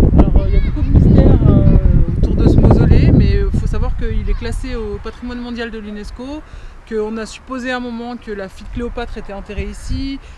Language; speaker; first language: French; early bilingual, other home language; Arabic